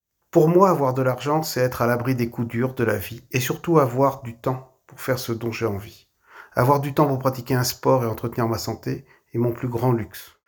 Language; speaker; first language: French; native; French